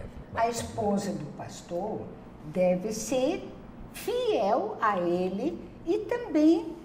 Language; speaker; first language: Portuguese; non-native, local second language; German